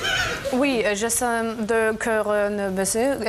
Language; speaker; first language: French; non-native, learner; German